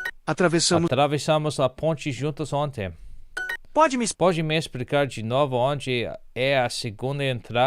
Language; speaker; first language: Portuguese; non-native, learner; English